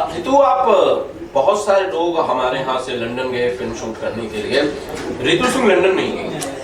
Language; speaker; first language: Hindi; native; Hindi